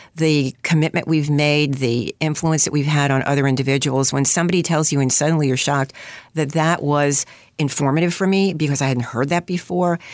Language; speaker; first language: English; native; English